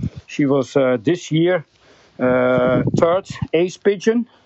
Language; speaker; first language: English; non-native, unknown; Dutch